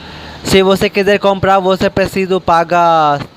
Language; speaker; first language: Portuguese; non-native, learner; Hindi